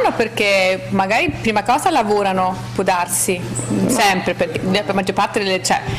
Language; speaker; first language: Italian; non-native, fluent; Swedish